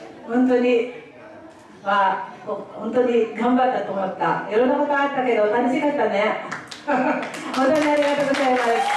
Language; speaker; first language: Japanese; non-native, fluent; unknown